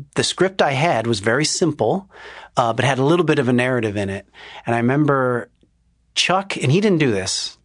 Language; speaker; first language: English; native; English